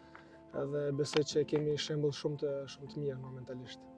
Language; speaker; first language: Albanian; early bilingual, heritage; Albanian